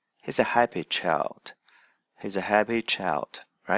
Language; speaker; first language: English; non-native, fluent; Chinese